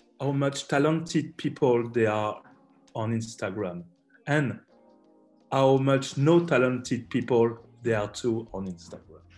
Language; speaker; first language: English; non-native, learner; French